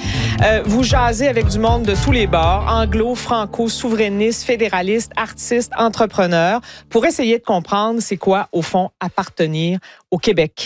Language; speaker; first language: French; native; French